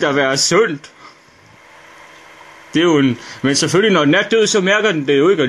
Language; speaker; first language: Danish; native; Danish